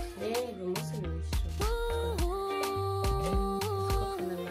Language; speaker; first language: German; non-native, learner; Swahili